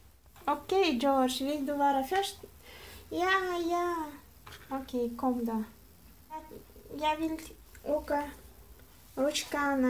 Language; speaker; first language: Swedish; non-native, learner; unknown